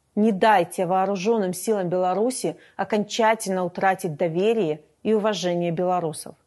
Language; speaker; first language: Russian; native; Russian